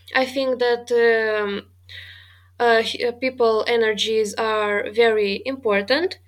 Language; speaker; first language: English; non-native, fluent; Romanian